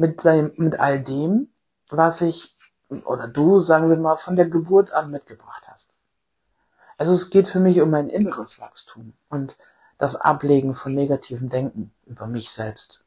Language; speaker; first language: German; native; German